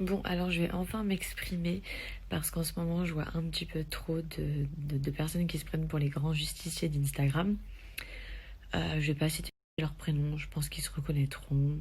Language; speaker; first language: French; native; French